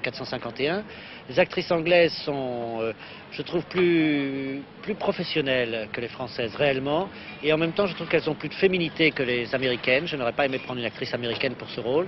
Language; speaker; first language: French; native; French